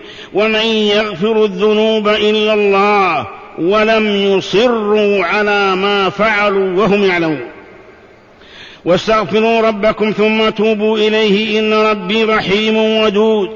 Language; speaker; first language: Arabic; native; Arabic